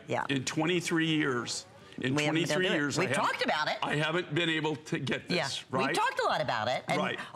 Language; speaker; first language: English; native; English